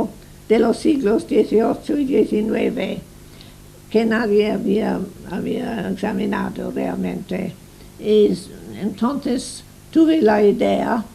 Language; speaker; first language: Spanish; non-native, fluent; English